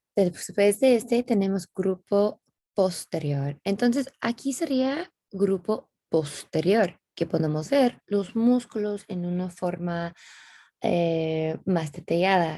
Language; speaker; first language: Spanish; non-native, fluent; English